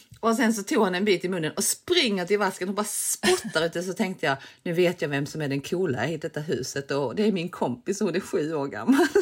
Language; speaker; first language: Swedish; early bilingual, other home language; Korean